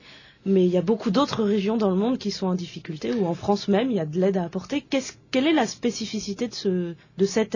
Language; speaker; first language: French; native; French